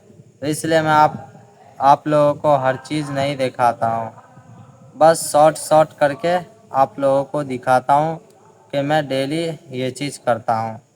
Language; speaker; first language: Hindi; native; Hindi